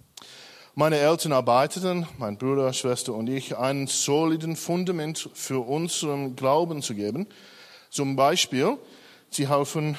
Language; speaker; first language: German; non-native, learner; English